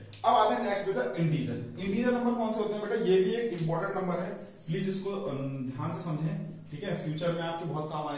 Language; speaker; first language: Hindi; native; Hindi